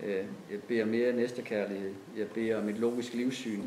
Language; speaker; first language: Danish; native; Danish